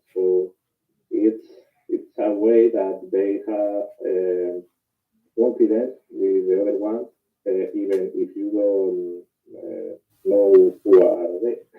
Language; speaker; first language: English; non-native, learner; Spanish